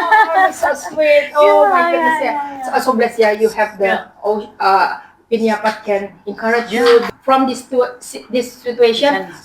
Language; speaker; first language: English; non-native, learner; Indonesian